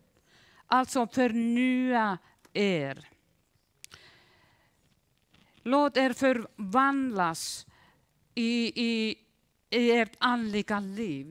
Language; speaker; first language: Swedish; non-native, fluent; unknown